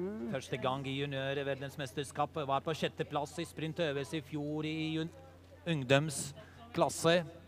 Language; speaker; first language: Norwegian; non-native, learner; Latvian